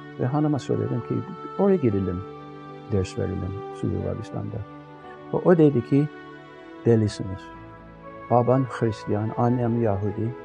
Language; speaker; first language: Turkish; non-native, fluent; English